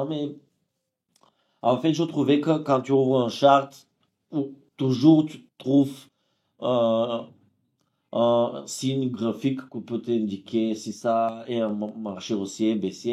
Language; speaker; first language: French; non-native, fluent; Bulgarian